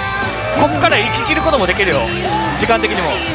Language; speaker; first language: Japanese; native; Japanese